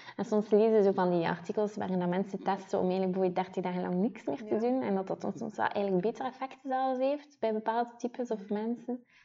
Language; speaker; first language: Dutch; native; Dutch